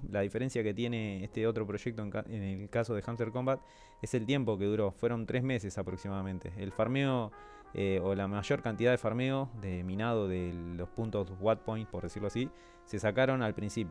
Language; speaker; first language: Spanish; native; Spanish